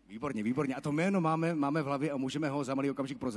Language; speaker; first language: Czech; native; Czech